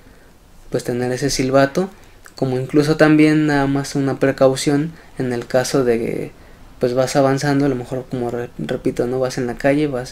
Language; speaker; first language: Spanish; native; Spanish